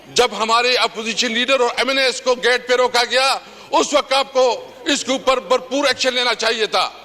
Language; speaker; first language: Urdu; non-native, local second language; Pashto